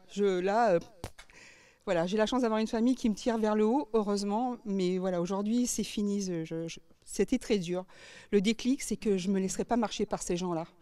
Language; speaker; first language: French; native; French